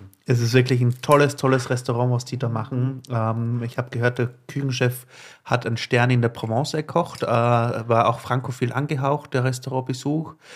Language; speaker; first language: German; native; German